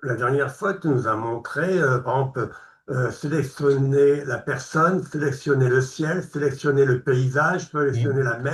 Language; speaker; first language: French; native; French